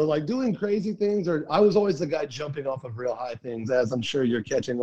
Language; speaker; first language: English; native; English